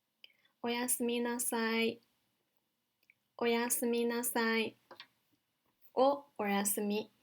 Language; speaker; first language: Japanese; non-native, fluent; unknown